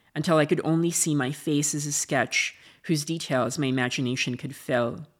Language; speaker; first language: English; non-native, local second language; Filipino